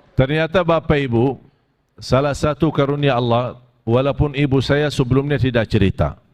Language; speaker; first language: Malay; non-native, fluent; Arabic